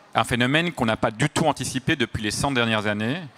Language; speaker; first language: French; native; French